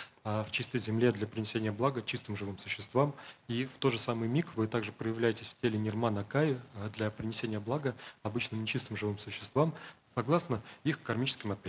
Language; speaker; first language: Russian; native; Russian